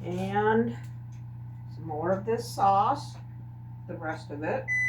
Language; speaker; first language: English; native; English